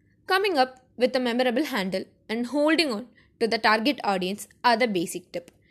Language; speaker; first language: English; non-native, local second language; Tamil